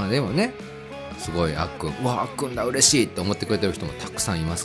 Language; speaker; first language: Japanese; native; Japanese